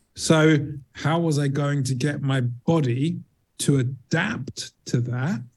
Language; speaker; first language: English; native; English